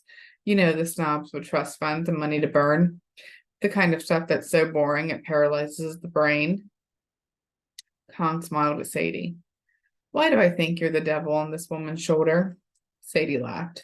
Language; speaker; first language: English; native; English